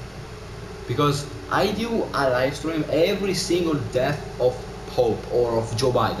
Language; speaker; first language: English; non-native, learner; Italian